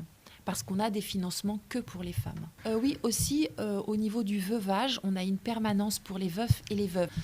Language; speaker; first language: French; native; French